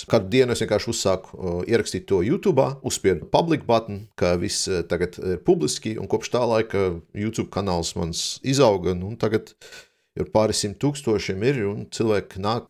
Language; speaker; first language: Latvian; non-native, local second language; Russian